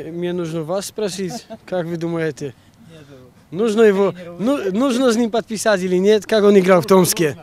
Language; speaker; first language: Russian; non-native, learner; Polish